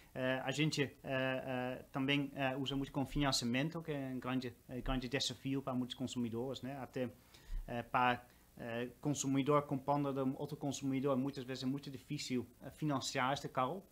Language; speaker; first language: Portuguese; non-native, fluent; Dutch